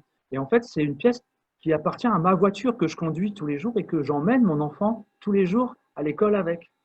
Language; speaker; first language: French; native; French